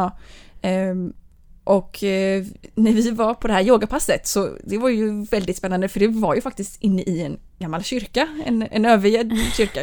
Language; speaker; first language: Swedish; native; Swedish